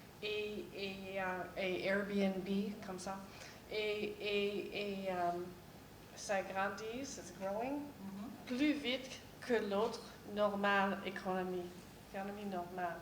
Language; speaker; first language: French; non-native, learner; English